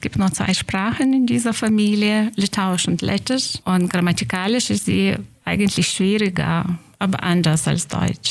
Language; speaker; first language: German; non-native, fluent; Lithuanian